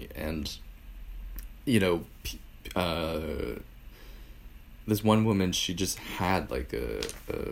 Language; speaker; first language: English; native; English